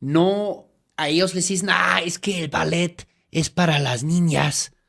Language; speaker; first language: Spanish; native; Spanish